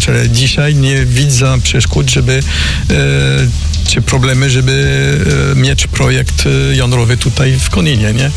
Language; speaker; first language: Polish; non-native, fluent; French